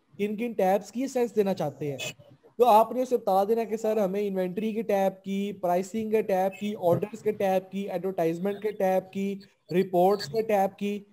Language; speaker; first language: Urdu; non-native, local second language; Punjabi